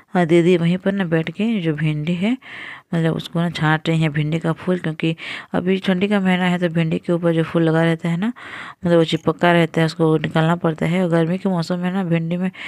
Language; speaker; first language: Hindi; native; Hindi